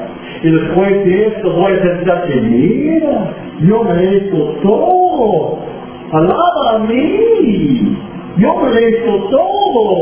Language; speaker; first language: Spanish; non-native, fluent; English